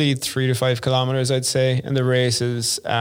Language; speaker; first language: English; native; English